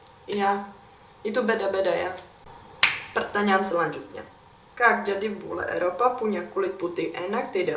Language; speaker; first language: Indonesian; non-native, fluent; Czech